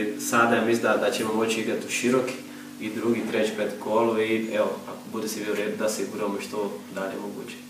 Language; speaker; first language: Croatian; non-native, learner; Portuguese